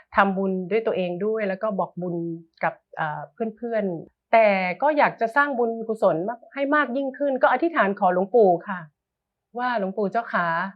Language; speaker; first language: Thai; native; Thai